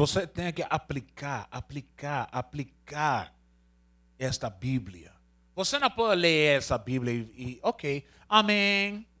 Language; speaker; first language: Portuguese; non-native, learner; Spanish